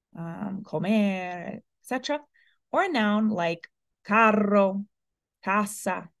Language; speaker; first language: English; early bilingual, other home language; Spanish